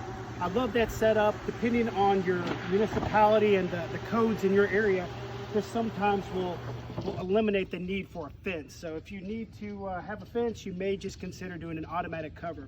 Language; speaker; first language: English; native; English